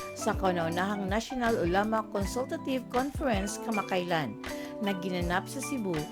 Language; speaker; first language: Filipino; native; Filipino